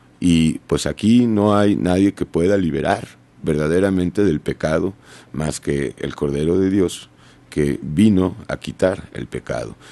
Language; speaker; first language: Spanish; native; Spanish